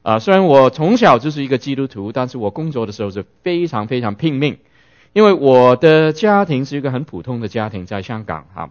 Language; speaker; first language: Chinese; non-native, local second language; Cantonese